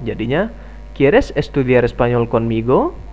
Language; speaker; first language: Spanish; non-native, fluent; Indonesian